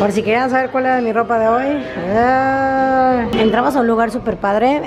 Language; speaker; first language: Spanish; native; Spanish